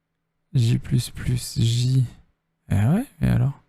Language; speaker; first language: French; native; French